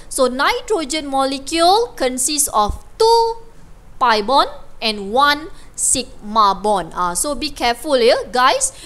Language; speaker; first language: English; non-native, local second language; Malay